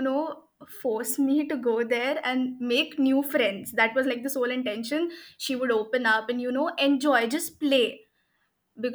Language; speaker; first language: English; non-native, local second language; Hindi